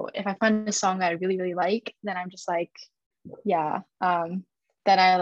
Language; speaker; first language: English; early bilingual, other home language; Chinese